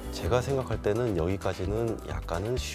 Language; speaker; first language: Korean; native; Korean